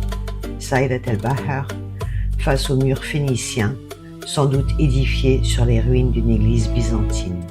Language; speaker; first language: French; native; French